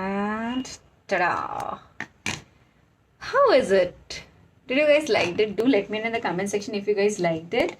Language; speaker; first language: English; non-native, local second language; Hindi